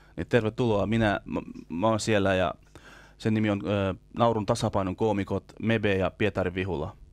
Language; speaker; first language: Finnish; early bilingual, other home language; Kurdish